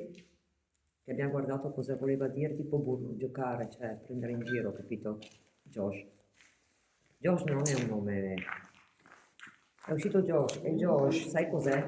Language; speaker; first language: Italian; native; Italian